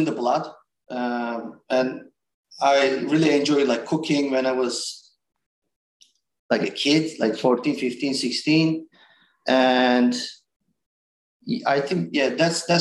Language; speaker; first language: English; non-native, fluent; Turkish